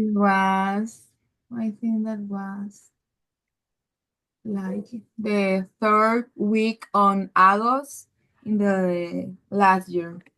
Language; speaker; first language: English; non-native, learner; Spanish